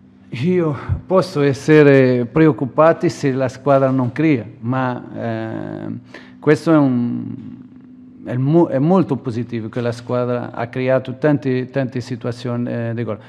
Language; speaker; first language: Italian; non-native, fluent; Portuguese